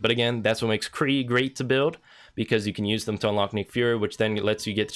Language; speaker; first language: English; native; English